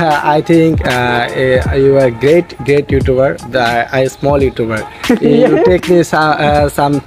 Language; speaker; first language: English; non-native, learner; Bangla